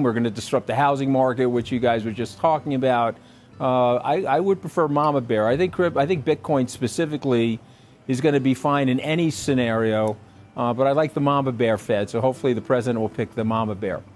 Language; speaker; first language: English; native; English